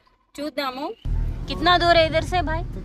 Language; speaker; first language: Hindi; non-native, local second language; Telugu